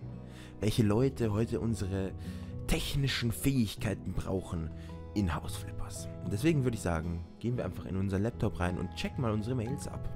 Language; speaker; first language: German; native; German